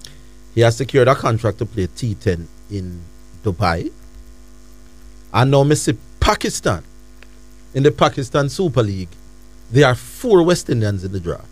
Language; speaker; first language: English; native; English